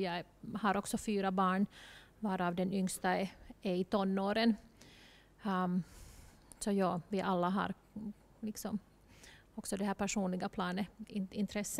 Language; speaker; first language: Swedish; non-native, local second language; Finnish